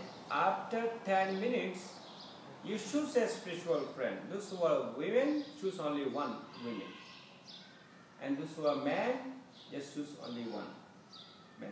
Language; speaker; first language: English; non-native, fluent; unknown